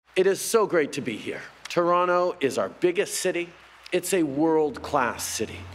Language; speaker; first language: English; native; English